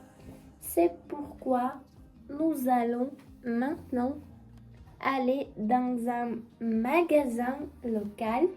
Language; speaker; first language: French; non-native, learner; Russian